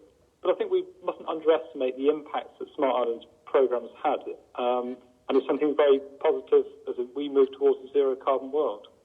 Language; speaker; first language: English; native; English